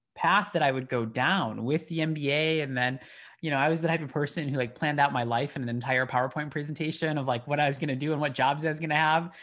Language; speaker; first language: English; native; English